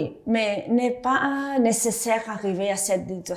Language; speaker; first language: French; non-native, fluent; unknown